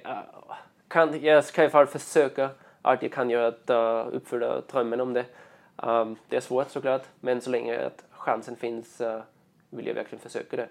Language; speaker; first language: Swedish; non-native, fluent; German